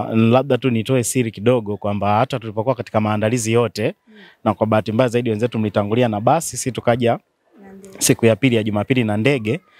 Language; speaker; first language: Swahili; native; Swahili